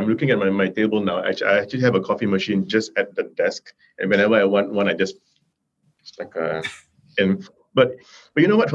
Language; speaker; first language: English; non-native, local second language; Tamil